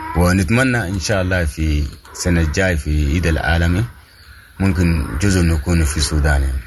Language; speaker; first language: Arabic; non-native, local second language; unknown